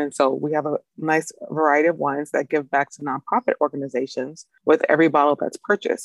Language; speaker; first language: English; native; English